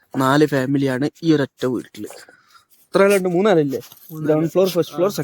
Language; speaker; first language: Malayalam; native; Malayalam